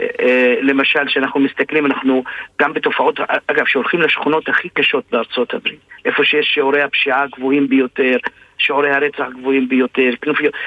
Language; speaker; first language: Hebrew; non-native, local second language; Arabic